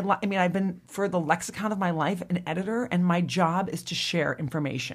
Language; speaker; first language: English; native; English